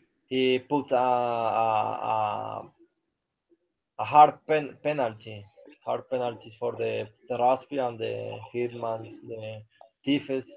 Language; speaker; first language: English; non-native, learner; Spanish